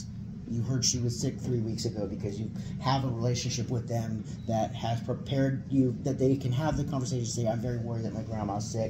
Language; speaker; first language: English; native; English